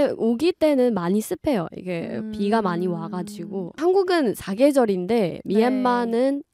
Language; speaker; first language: Korean; non-native, fluent; Burmese